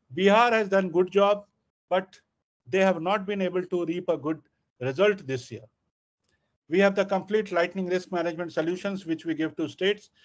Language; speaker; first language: English; non-native, local second language; Hindi